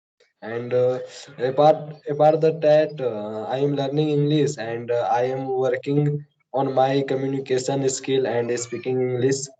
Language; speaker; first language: English; non-native, learner; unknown